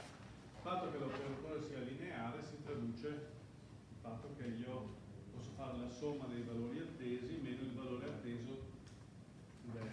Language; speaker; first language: Italian; native; Italian